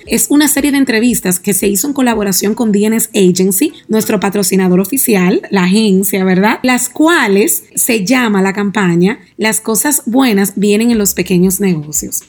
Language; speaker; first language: Spanish; native; Spanish